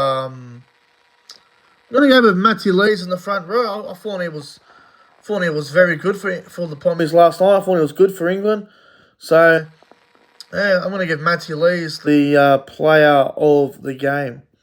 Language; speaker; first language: English; native; English